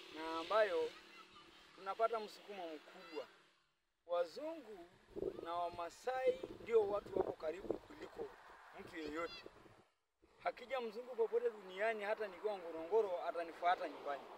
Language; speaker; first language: Swahili; non-native, local second language; Masai